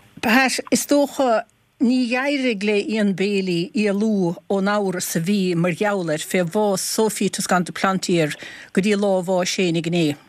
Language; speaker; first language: Irish; native; Irish